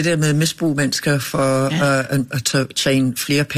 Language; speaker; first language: Danish; non-native, fluent; English